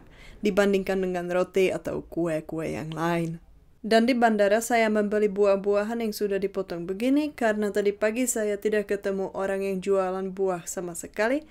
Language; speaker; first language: Indonesian; non-native, fluent; Czech